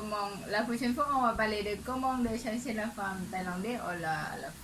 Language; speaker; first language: French; non-native, learner; Thai